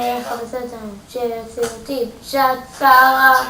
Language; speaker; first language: Hebrew; native; Hebrew